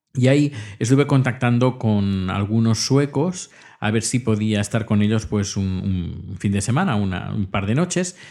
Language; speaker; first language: Spanish; native; Spanish